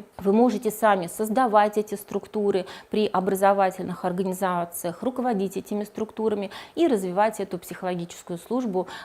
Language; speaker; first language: Russian; native; Russian